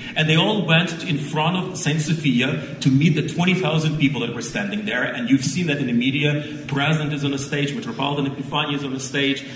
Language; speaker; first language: English; non-native, fluent; Ukrainian